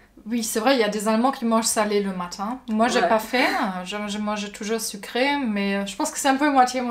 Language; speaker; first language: French; non-native, fluent; German